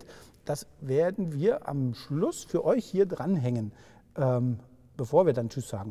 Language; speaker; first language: German; native; German